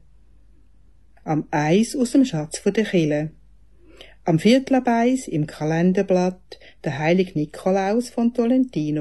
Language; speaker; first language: German; native; German